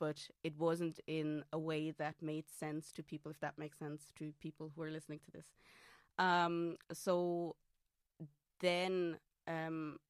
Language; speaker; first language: English; non-native, fluent; German